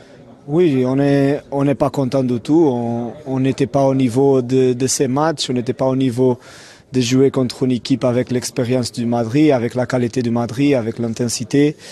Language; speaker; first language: French; non-native, fluent; Portuguese